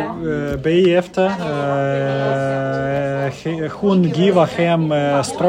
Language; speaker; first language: Danish; non-native, learner; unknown